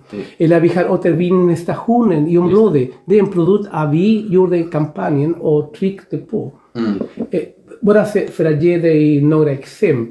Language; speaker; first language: Swedish; non-native, fluent; Spanish